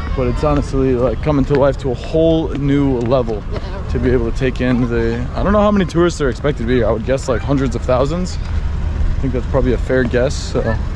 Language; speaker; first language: English; native; English